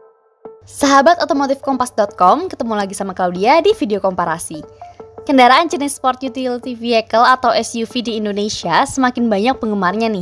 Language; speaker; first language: Indonesian; native; Indonesian